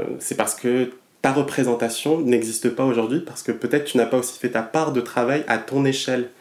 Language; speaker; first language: French; non-native, local second language; Malagasy